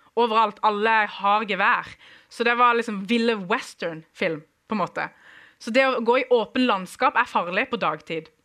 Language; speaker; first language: Norwegian; early bilingual, other home language; Kurdish